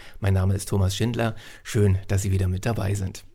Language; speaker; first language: German; native; German